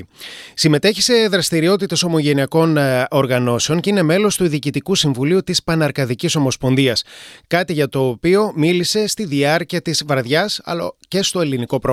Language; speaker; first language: Greek; native; Greek